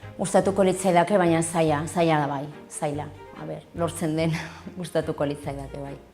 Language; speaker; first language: Basque; non-native, local second language; Spanish